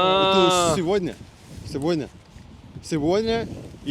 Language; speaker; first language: Russian; non-native, local second language; Lithuanian